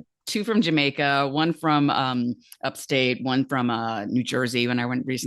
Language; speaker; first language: English; native; English